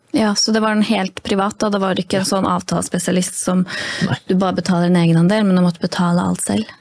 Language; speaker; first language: Norwegian; native; Norwegian